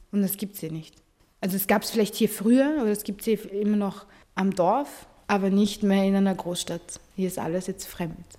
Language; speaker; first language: German; early bilingual, other home language; Arabic